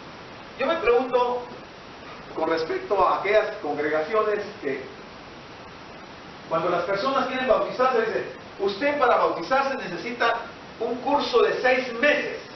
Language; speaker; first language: Spanish; native; Spanish